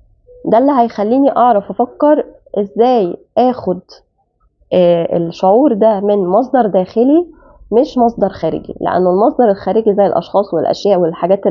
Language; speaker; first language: Arabic; native; Arabic